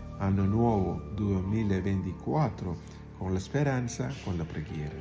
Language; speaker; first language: Italian; non-native, learner; Malayalam